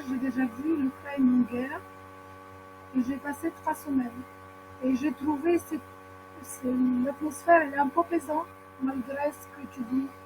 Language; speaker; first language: French; non-native, fluent; Ukrainian